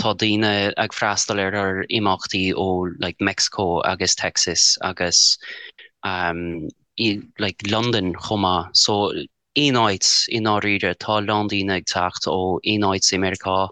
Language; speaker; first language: Irish; non-native, fluent; English